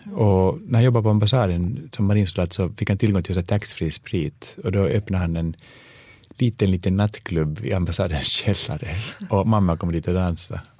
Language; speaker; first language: Swedish; native; Swedish